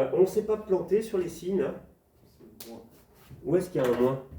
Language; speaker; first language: French; native; French